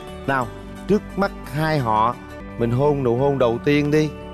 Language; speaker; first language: Vietnamese; native; Vietnamese